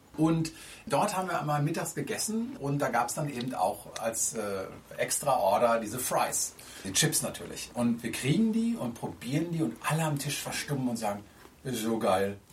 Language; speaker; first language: German; native; German